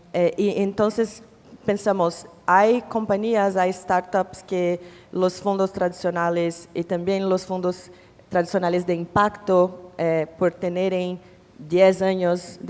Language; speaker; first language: Spanish; non-native, fluent; Portuguese